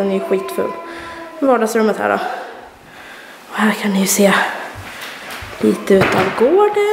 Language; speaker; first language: Swedish; native; Swedish